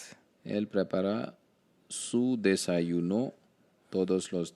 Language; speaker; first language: Spanish; non-native, learner; Hindi